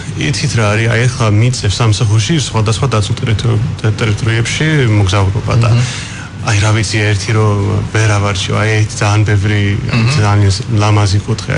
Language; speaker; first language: Georgian; non-native, fluent; English